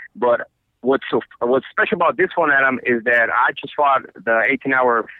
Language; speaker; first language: English; non-native, fluent; Spanish